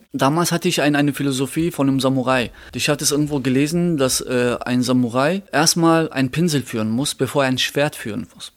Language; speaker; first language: German; early bilingual, other home language; Turkish